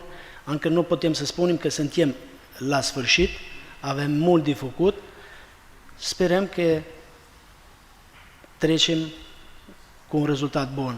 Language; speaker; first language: Romanian; non-native, fluent; Albanian